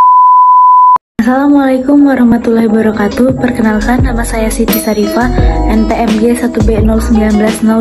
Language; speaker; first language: Indonesian; native; Indonesian